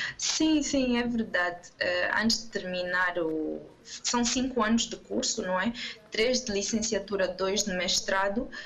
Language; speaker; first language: Portuguese; non-native, local second language; Kabuverdianu